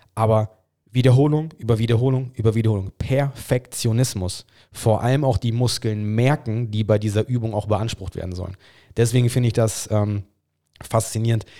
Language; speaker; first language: German; non-native, fluent; English